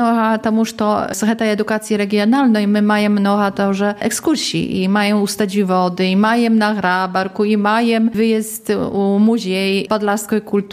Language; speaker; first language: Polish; non-native, local second language; Belarusian